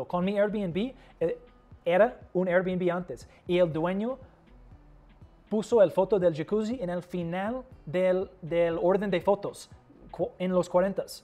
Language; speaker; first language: Spanish; non-native, fluent; English